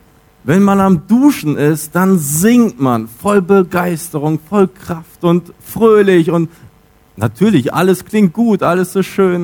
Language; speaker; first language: German; native; German